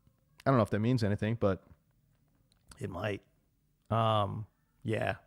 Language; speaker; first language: English; native; English